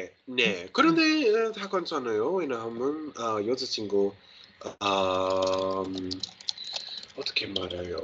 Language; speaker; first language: Korean; non-native, learner; English